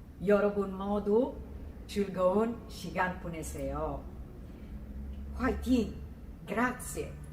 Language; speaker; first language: Korean; non-native, learner; Italian